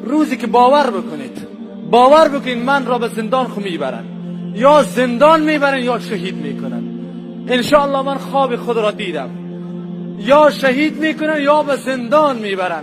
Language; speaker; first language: Persian; native; Persian